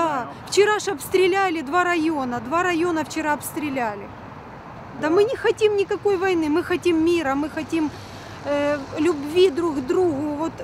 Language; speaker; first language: Russian; native; Russian